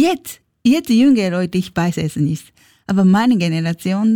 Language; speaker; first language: German; non-native, learner; Japanese